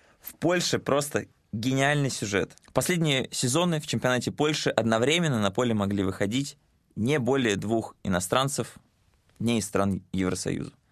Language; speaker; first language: Russian; native; Russian